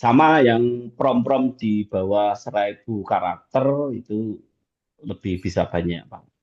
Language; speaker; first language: Indonesian; native; Indonesian